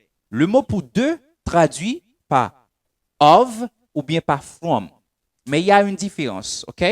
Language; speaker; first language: French; non-native, local second language; Haitian Creole